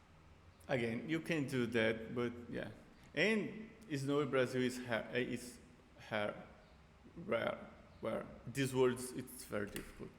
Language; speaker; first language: English; non-native, fluent; Portuguese